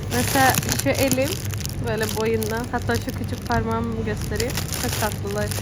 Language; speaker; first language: Turkish; early bilingual, heritage; Turkish